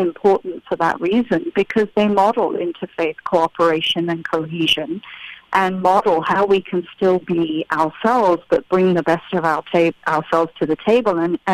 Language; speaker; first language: English; native; English